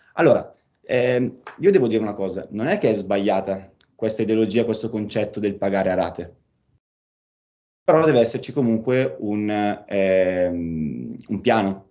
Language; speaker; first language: Italian; native; Italian